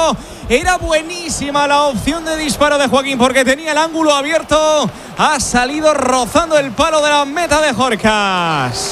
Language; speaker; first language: Spanish; native; Spanish